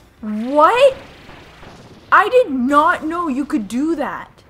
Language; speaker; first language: English; native; English